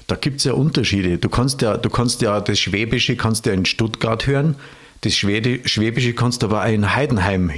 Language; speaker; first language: German; native; German